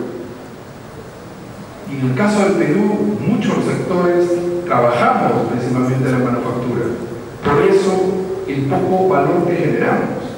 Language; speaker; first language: Spanish; native; Spanish